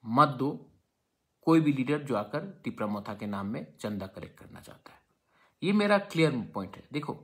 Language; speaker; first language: Hindi; non-native, local second language; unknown